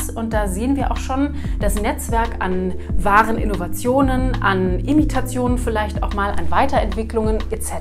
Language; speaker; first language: German; native; German